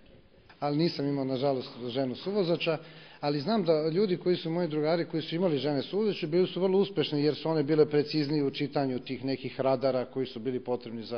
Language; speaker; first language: Bosnian; native; Bosnian